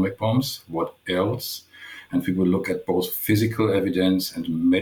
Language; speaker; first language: English; non-native, fluent; German